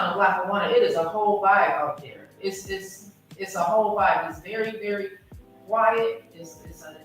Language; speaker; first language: English; native; English